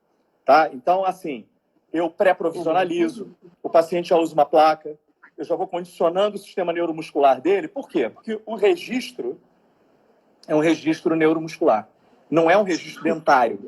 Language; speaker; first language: Portuguese; native; Portuguese